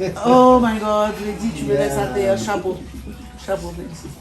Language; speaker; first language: French; non-native, fluent; English